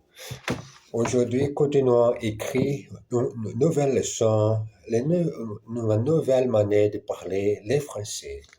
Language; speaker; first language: French; non-native, learner; Portuguese